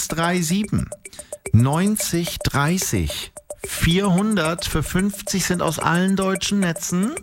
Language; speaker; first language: German; native; German